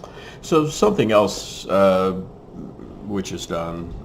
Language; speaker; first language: English; native; English